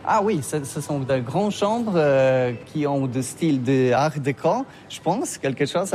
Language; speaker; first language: French; non-native, learner; Polish